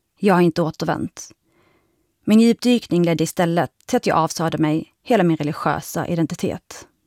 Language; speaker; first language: Swedish; early bilingual, other home language; Arabic